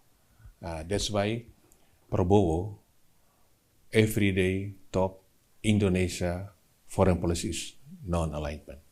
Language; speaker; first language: English; non-native, learner; Indonesian